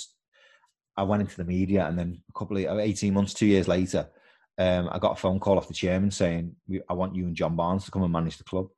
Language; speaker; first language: English; native; English